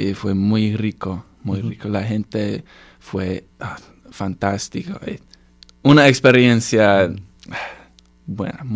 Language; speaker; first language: Spanish; non-native, learner; English